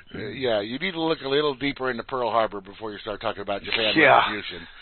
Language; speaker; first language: English; native; English